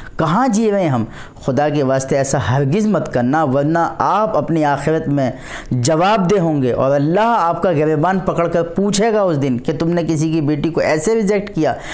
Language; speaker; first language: Urdu; native; Urdu